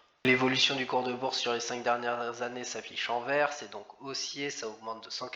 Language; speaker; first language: French; native; French